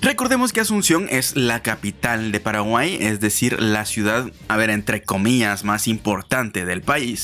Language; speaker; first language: Spanish; native; Spanish